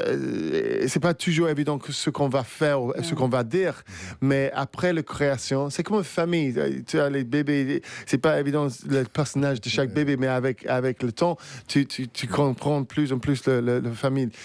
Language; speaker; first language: French; non-native, fluent; English